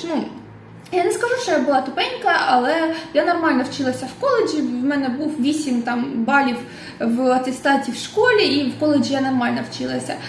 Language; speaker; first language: Ukrainian; non-native, local second language; Russian